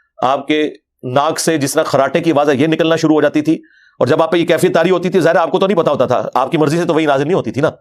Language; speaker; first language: Urdu; non-native, local second language; Punjabi